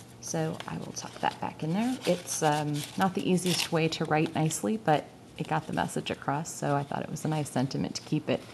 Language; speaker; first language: English; native; English